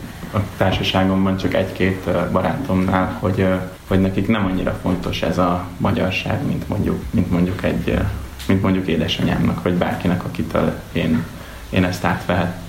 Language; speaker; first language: Hungarian; native; Hungarian